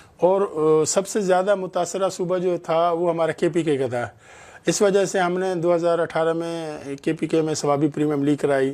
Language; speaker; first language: Urdu; non-native, local second language; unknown